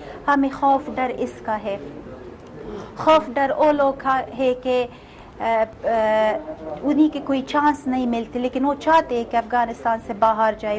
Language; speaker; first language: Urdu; non-native, fluent; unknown